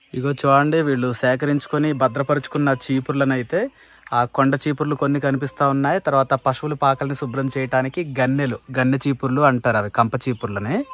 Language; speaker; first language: Telugu; native; Telugu